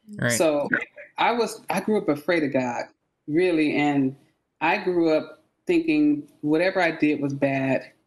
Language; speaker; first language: English; native; English